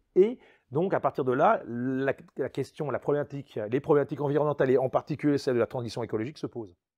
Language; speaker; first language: French; native; French